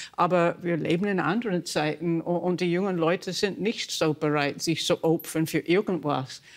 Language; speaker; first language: German; non-native, fluent; English